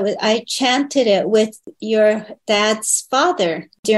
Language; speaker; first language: English; early bilingual, other home language; Chinese